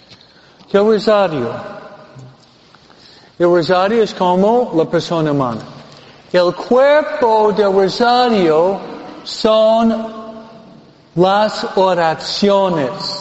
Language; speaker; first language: Spanish; non-native, fluent; English